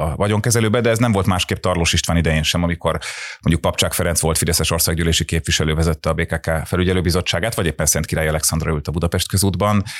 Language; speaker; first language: Hungarian; native; Hungarian